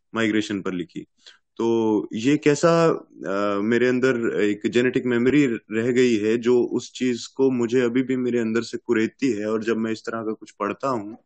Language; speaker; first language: Hindi; native; Hindi